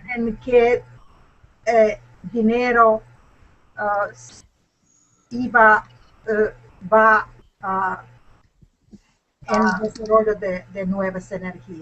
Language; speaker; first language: Spanish; non-native, learner; English